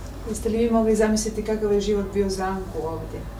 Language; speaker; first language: Croatian; native; Croatian